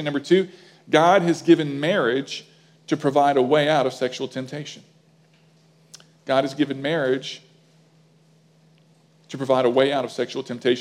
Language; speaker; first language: English; native; English